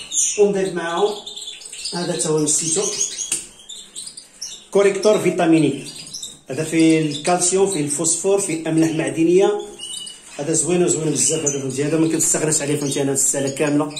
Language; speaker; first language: Arabic; native; Arabic